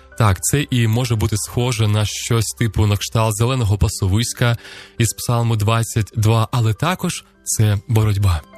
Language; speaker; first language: Ukrainian; native; Ukrainian